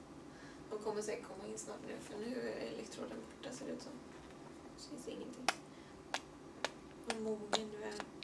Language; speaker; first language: Swedish; native; Swedish